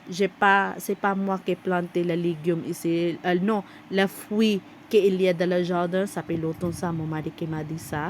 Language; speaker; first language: French; non-native, learner; Cebuano